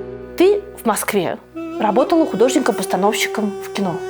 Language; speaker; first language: Russian; native; Russian